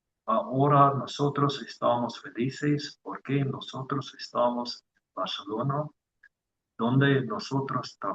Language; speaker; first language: Spanish; non-native, learner; English